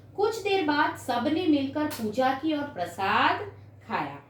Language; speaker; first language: Hindi; non-native, local second language; Gujarati